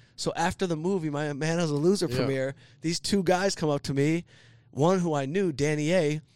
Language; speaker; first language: English; native; English